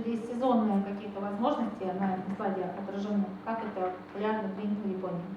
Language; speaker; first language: Russian; native; Russian